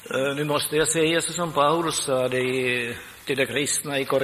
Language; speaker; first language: Swedish; non-native, local second language; Finnish